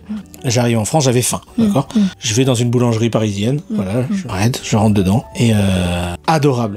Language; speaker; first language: French; native; French